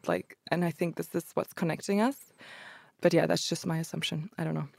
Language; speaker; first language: English; early bilingual, other home language; Croatian